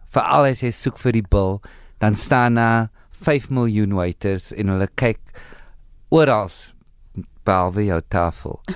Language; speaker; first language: Afrikaans; early bilingual, heritage; Afrikaans